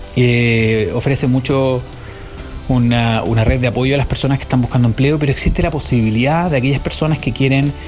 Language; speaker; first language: Spanish; native; Spanish